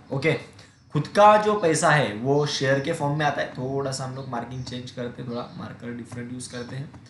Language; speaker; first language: Hindi; non-native, local second language; Marathi